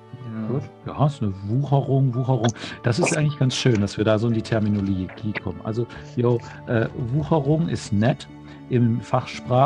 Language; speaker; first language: German; native; German